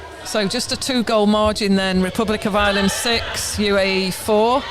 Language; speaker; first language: English; native; English